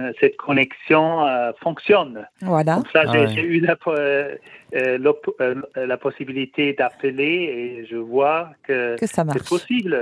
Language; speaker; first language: French; non-native, learner; German